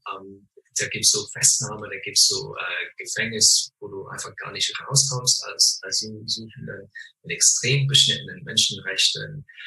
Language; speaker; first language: German; non-native, fluent; English